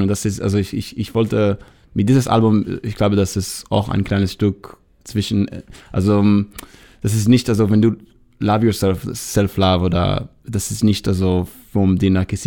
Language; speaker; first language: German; non-native, learner; Hebrew